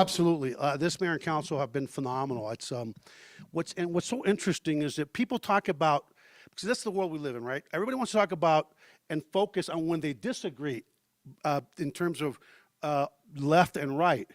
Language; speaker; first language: English; early bilingual, heritage; Spanish